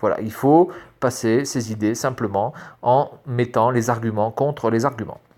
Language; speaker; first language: French; native; French